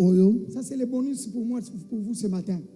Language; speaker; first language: French; non-native, local second language; Lingala